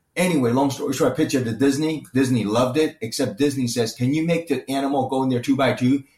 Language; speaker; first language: English; early bilingual, other home language; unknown